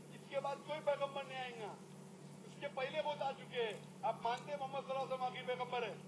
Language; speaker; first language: Hindi; non-native, local second language; Konkani